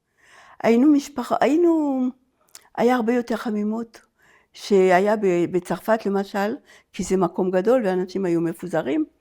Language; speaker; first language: Hebrew; non-native, fluent; French